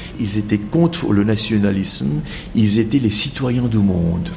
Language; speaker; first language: French; non-native, fluent; Bangla